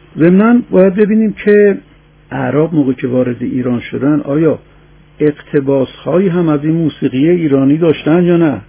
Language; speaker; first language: Persian; native; Persian